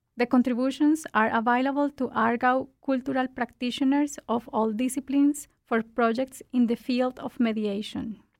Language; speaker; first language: English; non-native, fluent; Spanish